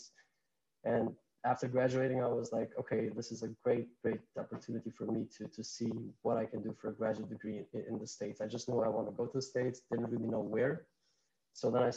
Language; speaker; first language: English; non-native, fluent; Albanian